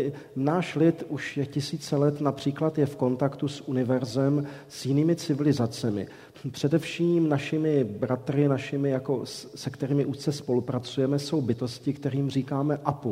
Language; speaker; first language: Czech; native; Czech